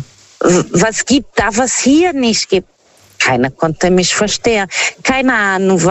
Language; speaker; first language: German; non-native, learner; Portuguese